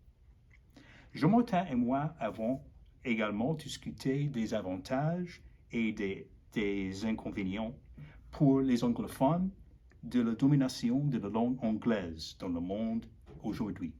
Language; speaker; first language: French; non-native, learner; English